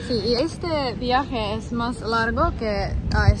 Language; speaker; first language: Spanish; non-native, learner; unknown